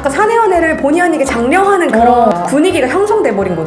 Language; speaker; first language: Korean; native; Korean